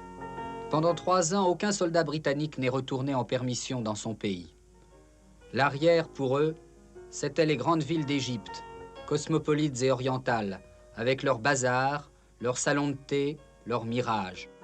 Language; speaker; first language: French; native; French